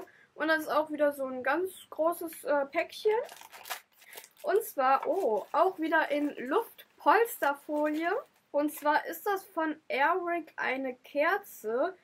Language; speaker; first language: German; native; German